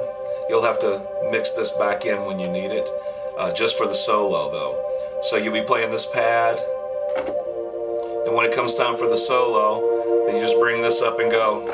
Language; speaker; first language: English; native; English